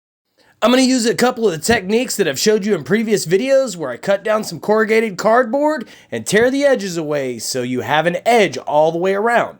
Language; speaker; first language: English; native; English